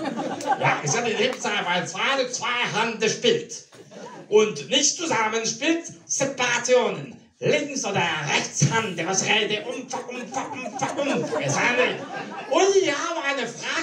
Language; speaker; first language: German; non-native, learner; Polish